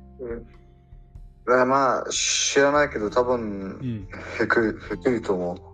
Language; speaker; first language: Japanese; non-native, learner; Arabic